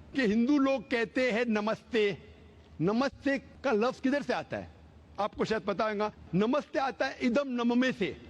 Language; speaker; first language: Hindi; non-native, local second language; Konkani